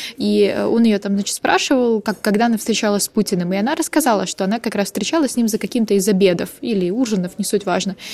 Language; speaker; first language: Russian; native; Russian